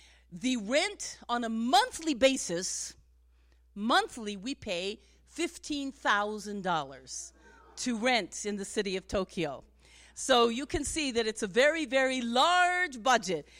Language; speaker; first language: English; native; English